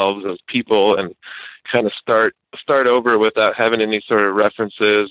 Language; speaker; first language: English; native; English